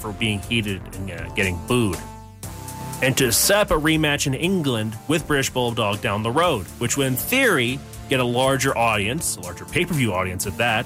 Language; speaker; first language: English; native; English